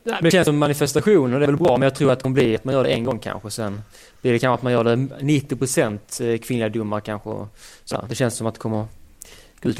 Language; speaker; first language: Swedish; native; Swedish